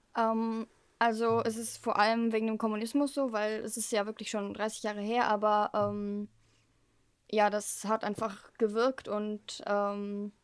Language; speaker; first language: German; early bilingual, heritage; German